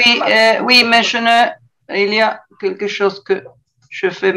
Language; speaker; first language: French; non-native, learner; Spanish